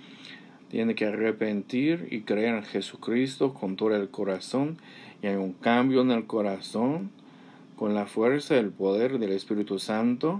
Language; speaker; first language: Spanish; non-native, fluent; English